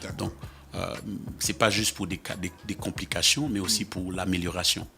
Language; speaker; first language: French; early bilingual, heritage; Haitian Creole